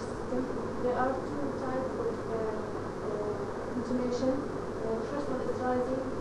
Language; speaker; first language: English; non-native, learner; Arabic